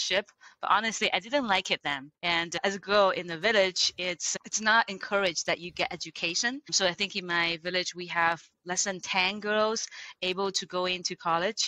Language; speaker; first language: English; non-native, fluent; Chinese